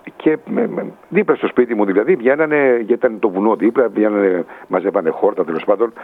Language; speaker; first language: Greek; native; Greek